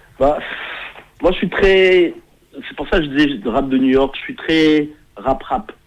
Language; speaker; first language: French; early bilingual, heritage; French